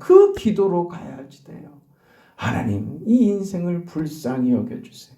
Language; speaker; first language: Korean; native; Korean